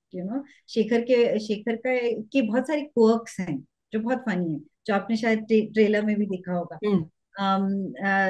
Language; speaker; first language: Hindi; native; Hindi